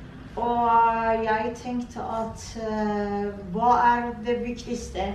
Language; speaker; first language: Norwegian; non-native, fluent; Persian